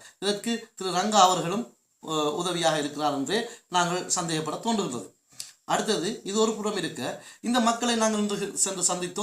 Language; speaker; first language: Tamil; native; Tamil